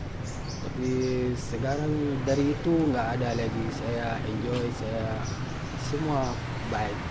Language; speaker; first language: Indonesian; non-native, learner; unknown